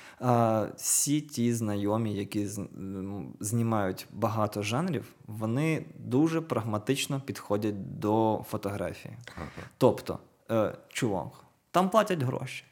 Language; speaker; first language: Ukrainian; non-native, local second language; Russian